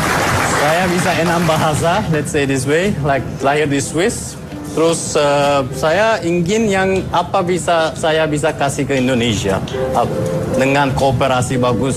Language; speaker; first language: Indonesian; non-native, fluent; Turkish